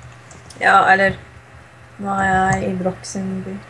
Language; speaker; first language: Norwegian; native; Norwegian